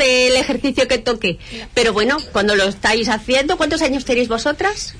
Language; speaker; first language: Spanish; native; Spanish